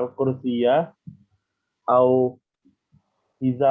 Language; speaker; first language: Arabic; non-native, learner; Indonesian